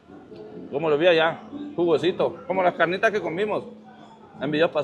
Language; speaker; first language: Spanish; native; Spanish